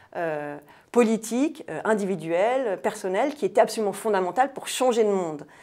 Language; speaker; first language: French; native; French